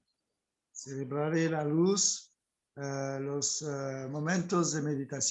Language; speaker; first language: Spanish; non-native, learner; French